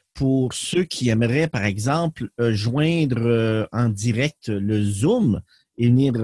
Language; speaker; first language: French; native; French